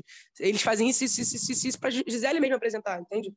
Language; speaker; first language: Portuguese; native; Portuguese